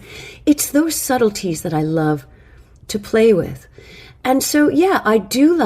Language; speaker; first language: English; native; English